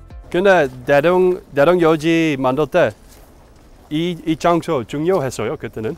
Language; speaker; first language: Korean; non-native, learner; Dutch